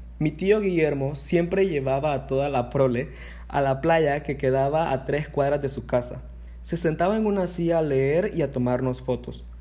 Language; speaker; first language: Spanish; non-native, local second language; English